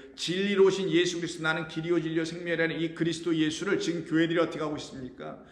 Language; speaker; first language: Korean; native; Korean